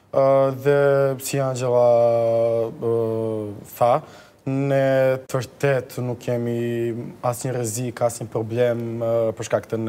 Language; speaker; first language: Albanian; non-native, learner; Serbian